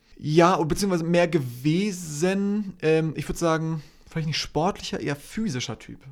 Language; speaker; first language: German; early bilingual, other home language; Polish